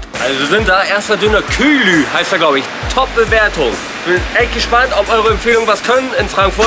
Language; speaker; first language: German; native; German